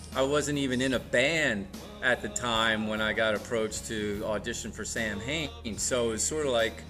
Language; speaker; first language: English; native; English